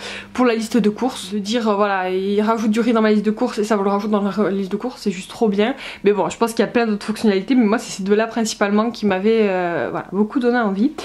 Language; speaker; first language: French; native; French